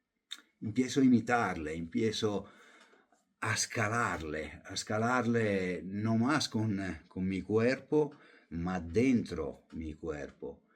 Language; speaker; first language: Spanish; non-native, fluent; Italian